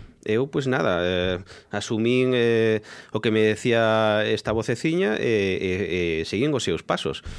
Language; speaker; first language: Galician; non-native, local second language; Spanish